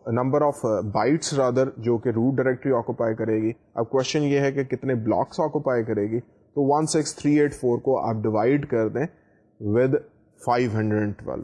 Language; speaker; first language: Urdu; native; Urdu